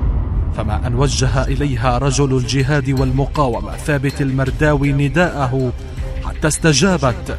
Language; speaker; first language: Arabic; native; Arabic